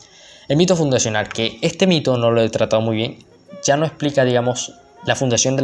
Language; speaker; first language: Spanish; native; Spanish